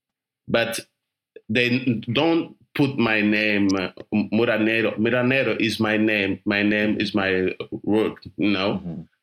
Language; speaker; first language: English; non-native, learner; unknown